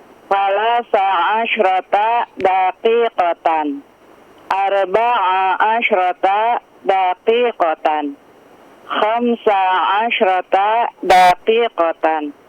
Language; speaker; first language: Arabic; non-native, learner; Indonesian